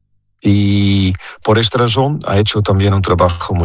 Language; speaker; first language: Spanish; non-native, fluent; Dutch